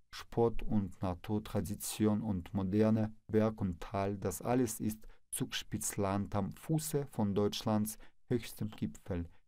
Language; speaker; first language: German; non-native, fluent; Russian